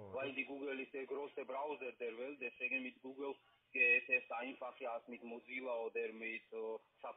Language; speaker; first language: German; non-native, learner; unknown